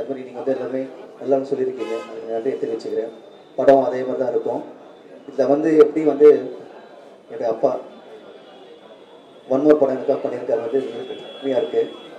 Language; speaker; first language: Tamil; native; Tamil